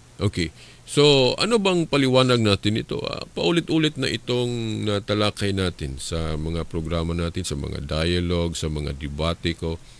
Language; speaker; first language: Filipino; non-native, local second language; Cebuano